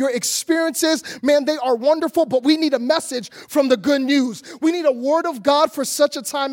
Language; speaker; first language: English; native; English